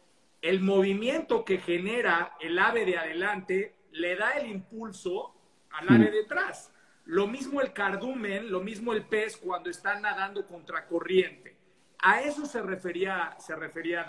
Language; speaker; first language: Spanish; native; Spanish